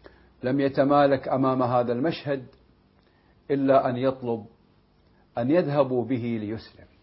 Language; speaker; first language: Arabic; native; Arabic